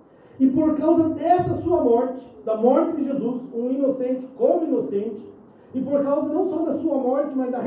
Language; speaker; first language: Portuguese; native; Portuguese